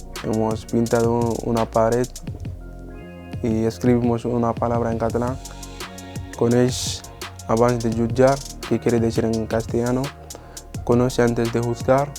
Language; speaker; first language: Spanish; non-native, fluent; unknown